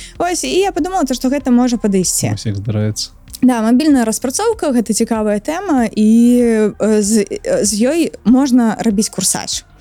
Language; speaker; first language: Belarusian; non-native, local second language; Russian